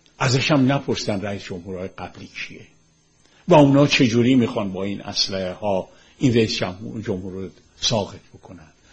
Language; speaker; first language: Persian; native; Persian